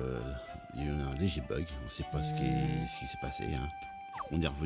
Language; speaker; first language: French; native; French